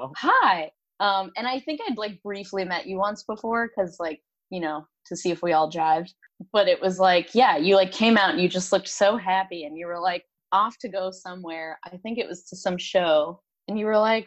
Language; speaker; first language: English; native; English